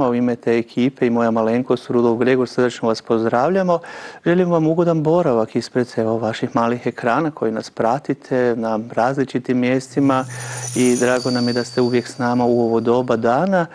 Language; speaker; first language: Croatian; native; Croatian